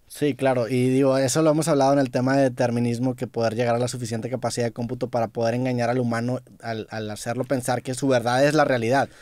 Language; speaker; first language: Spanish; native; Spanish